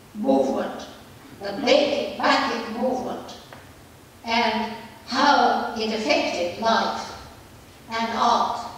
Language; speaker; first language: English; non-native, fluent; Greek